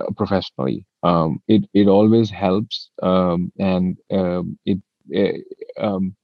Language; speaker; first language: English; non-native, local second language; Hindi